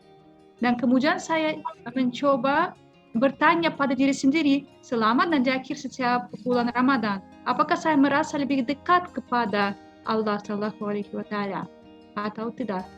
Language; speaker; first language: Indonesian; non-native, fluent; Russian